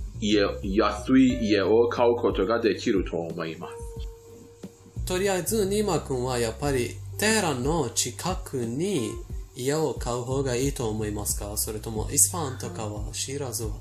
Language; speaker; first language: Japanese; non-native, fluent; Persian